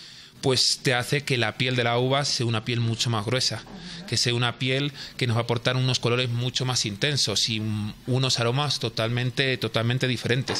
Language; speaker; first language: Spanish; native; Spanish